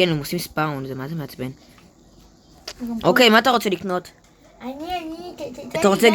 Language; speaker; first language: Hebrew; native; Hebrew